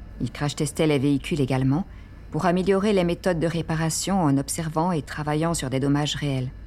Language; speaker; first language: French; native; French